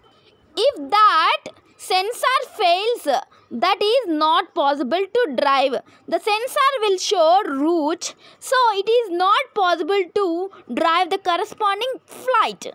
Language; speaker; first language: Telugu; native; Telugu